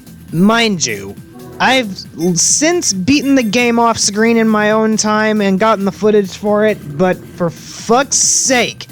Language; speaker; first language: English; native; English